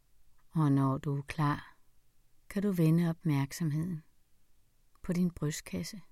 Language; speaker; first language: Danish; native; Danish